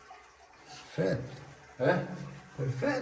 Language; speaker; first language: Italian; non-native, learner; Russian